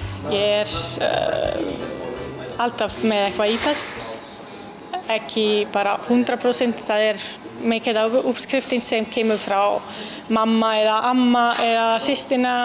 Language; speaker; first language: Icelandic; non-native, learner; Italian